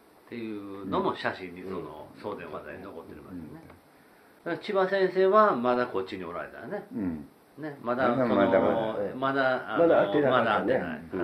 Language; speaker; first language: Japanese; native; Japanese